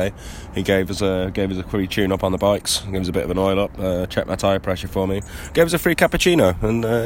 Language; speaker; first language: English; native; English